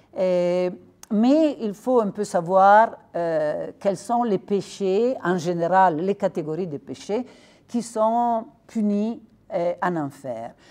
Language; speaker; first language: French; non-native, fluent; Italian